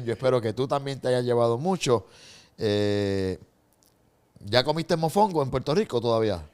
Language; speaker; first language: Spanish; native; Spanish